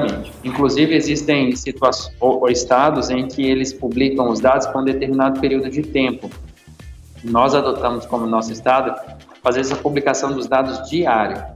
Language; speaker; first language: Portuguese; native; Portuguese